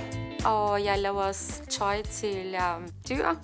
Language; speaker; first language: Danish; early bilingual, heritage; Danish